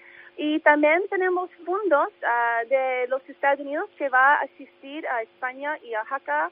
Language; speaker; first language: Spanish; early bilingual, heritage; English